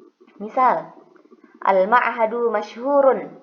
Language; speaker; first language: Arabic; non-native, fluent; Indonesian